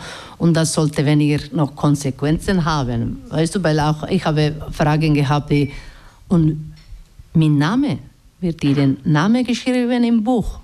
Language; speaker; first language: German; non-native, learner; Basque